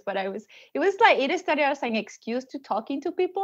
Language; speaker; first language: English; non-native, fluent; Spanish